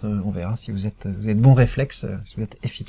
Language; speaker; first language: French; native; French